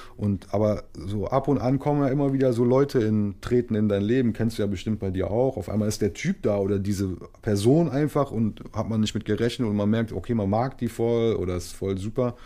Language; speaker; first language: German; native; German